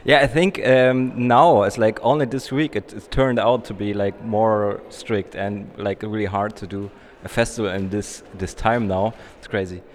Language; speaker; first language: English; non-native, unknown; German